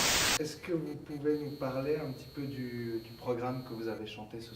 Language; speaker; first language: French; native; French